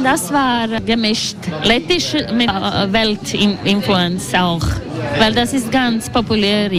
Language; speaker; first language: German; non-native, learner; Latvian